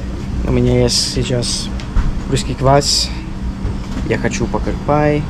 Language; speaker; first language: Russian; non-native, learner; English